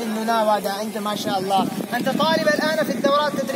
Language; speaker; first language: Arabic; non-native, fluent; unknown